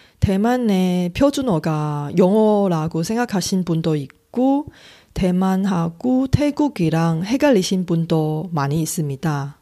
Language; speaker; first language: Korean; non-native, fluent; Chinese